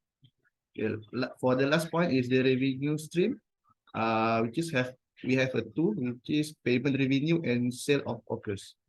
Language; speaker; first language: English; non-native, fluent; Malay